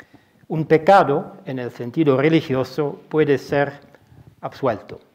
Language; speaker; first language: Spanish; non-native, fluent; Dutch